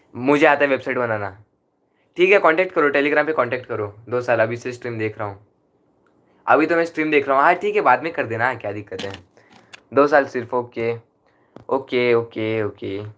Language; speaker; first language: Hindi; non-native, local second language; Marathi